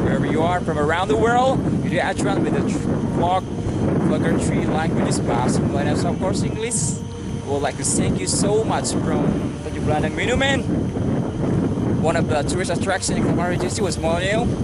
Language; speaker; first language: English; non-native, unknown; Indonesian